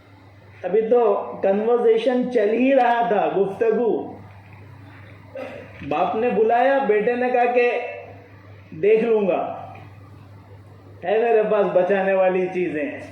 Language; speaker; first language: Urdu; native; Urdu